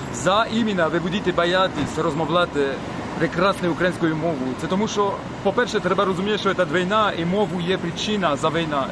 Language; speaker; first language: Ukrainian; non-native, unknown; French